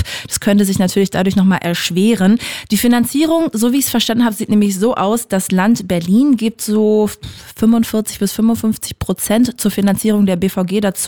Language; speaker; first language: German; native; German